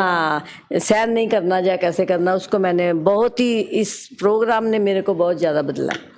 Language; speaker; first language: Hindi; non-native, local second language; Punjabi